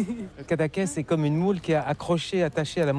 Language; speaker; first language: French; native; French